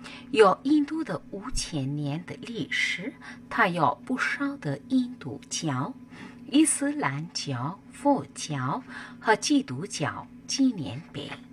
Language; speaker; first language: Chinese; non-native, learner; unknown